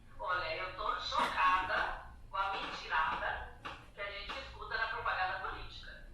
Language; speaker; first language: Portuguese; non-native, fluent; Spanish